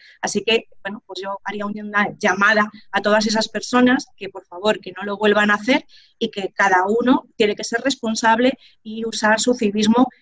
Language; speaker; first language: Spanish; native; Spanish